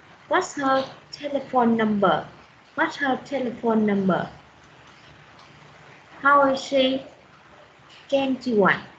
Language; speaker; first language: English; non-native, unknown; Vietnamese